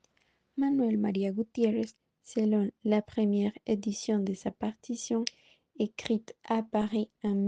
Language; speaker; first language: French; non-native, learner; Spanish